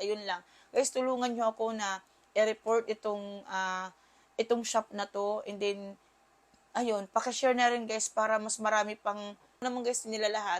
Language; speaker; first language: Filipino; native; Filipino